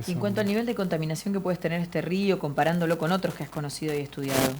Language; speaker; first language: Spanish; native; Spanish